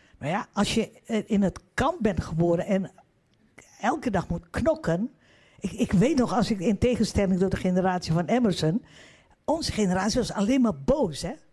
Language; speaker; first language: Dutch; early bilingual, other home language; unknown